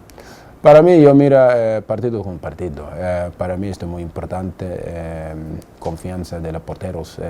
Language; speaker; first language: Spanish; non-native, learner; English